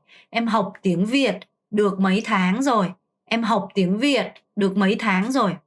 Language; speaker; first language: Vietnamese; non-native, fluent; Korean